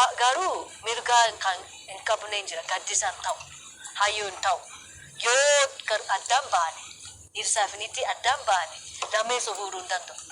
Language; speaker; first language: Oromo; non-native, fluent; Japanese